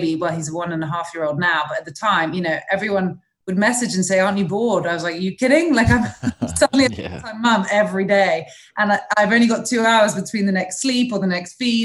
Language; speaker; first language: English; native; English